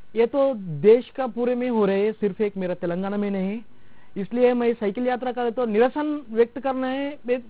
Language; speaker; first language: Hindi; non-native, local second language; Telugu